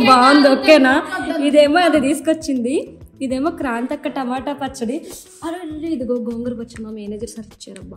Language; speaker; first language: Telugu; native; Telugu